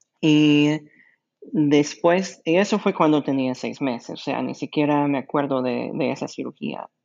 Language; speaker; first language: Spanish; non-native, fluent; English